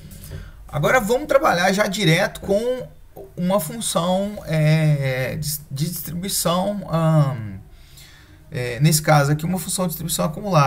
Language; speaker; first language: Portuguese; native; Portuguese